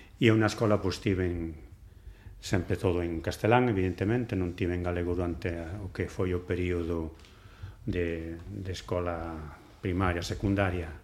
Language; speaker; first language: Galician; non-native, local second language; Spanish